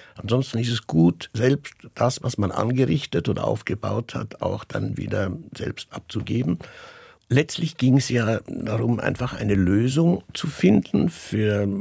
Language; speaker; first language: German; native; German